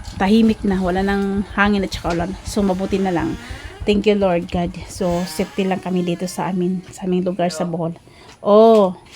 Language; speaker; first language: Filipino; non-native, local second language; Cebuano